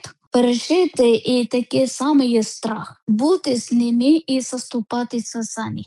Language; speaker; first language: Ukrainian; non-native, learner; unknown